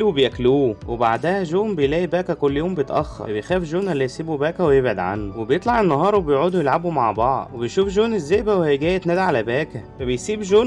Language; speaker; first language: Arabic; native; Arabic